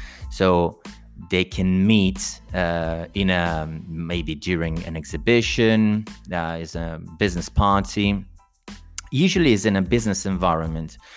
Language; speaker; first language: English; non-native, fluent; Italian